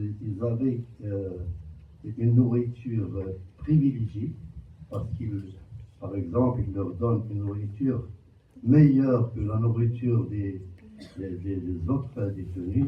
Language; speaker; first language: French; non-native, local second language; Arabic